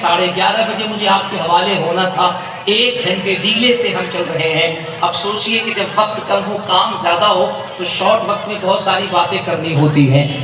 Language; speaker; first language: Urdu; native; Urdu